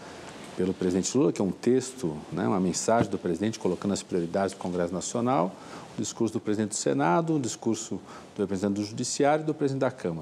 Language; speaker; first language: Portuguese; native; Portuguese